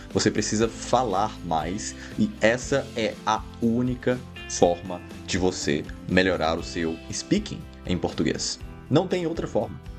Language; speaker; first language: Portuguese; native; Portuguese